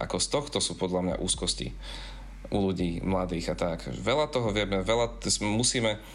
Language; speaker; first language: Slovak; native; Slovak